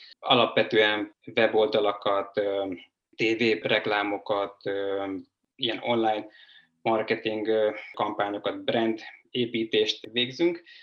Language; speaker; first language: Hungarian; native; Hungarian